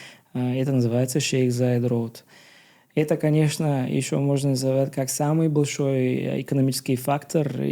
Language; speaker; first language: Russian; non-native, learner; Bulgarian